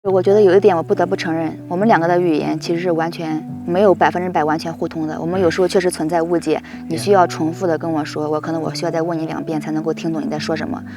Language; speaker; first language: Chinese; native; Chinese